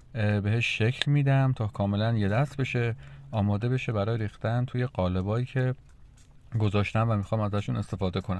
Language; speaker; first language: Persian; native; Persian